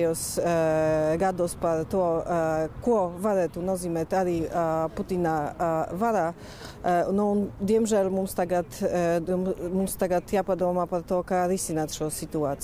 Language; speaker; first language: Latvian; non-native, fluent; Polish